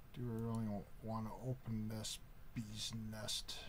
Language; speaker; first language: English; native; English